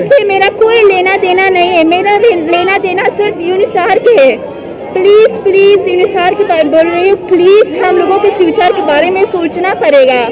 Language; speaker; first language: Hindi; non-native, learner; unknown